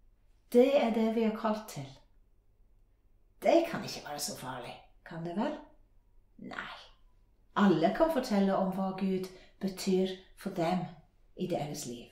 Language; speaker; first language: Norwegian; non-native, fluent; English